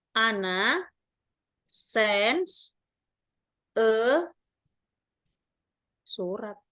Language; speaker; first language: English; non-native, learner; Indonesian